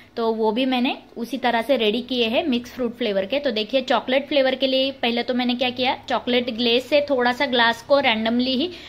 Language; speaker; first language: Hindi; non-native, local second language; Marathi